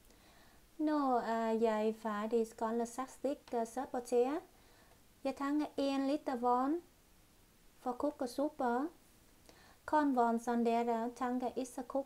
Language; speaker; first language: Norwegian; non-native, learner; Vietnamese